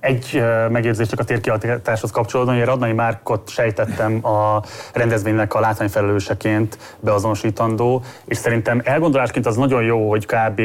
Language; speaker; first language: Hungarian; native; Hungarian